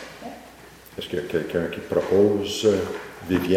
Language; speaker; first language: French; native; French